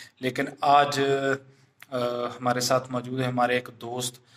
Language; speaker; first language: Hindi; native; Hindi